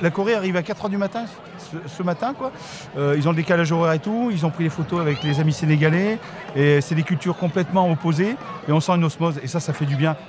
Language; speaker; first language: French; native; French